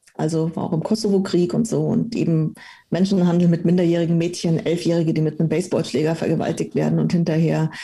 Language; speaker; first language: German; native; German